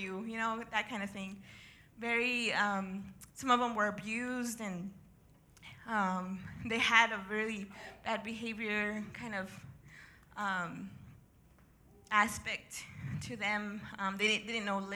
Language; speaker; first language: English; native; English